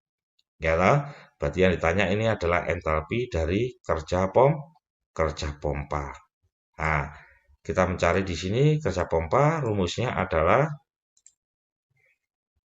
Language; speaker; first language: Indonesian; native; Indonesian